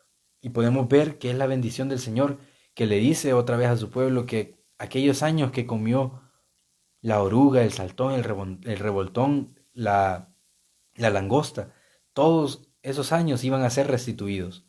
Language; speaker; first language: Spanish; native; Spanish